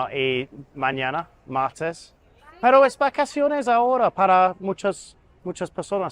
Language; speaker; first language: Spanish; non-native, learner; English